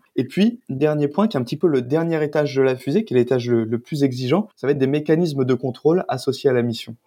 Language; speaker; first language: French; native; French